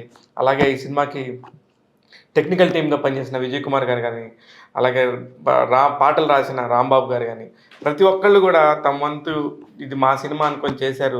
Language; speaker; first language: Telugu; native; Telugu